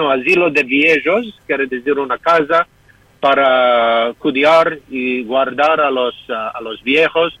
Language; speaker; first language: Spanish; non-native, fluent; English